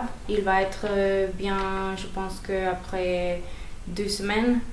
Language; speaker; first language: French; non-native, learner; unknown